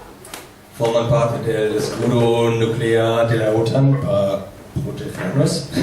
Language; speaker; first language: Spanish; non-native, fluent; German